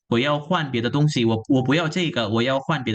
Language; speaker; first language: Chinese; non-native, fluent; Indonesian